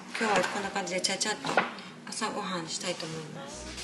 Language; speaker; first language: Japanese; native; Japanese